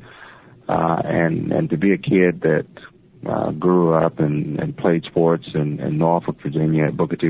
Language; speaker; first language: English; native; English